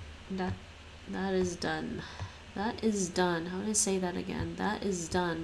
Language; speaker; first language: English; native; English